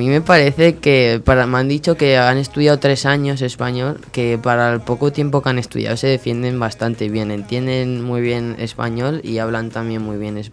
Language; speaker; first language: Spanish; native; Spanish